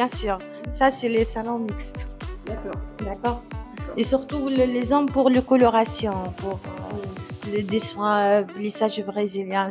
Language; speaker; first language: French; non-native, learner; Arabic